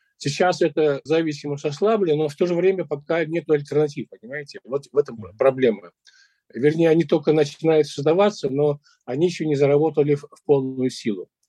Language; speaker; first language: Russian; non-native, local second language; Uzbek